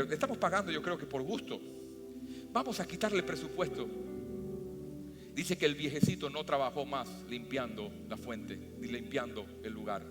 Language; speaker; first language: Spanish; native; Spanish